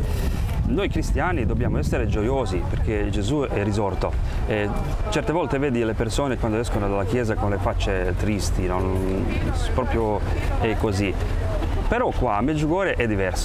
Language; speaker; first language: Italian; non-native, fluent; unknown